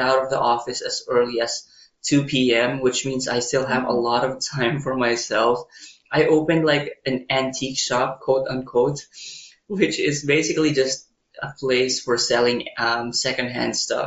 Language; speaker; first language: English; non-native, local second language; Filipino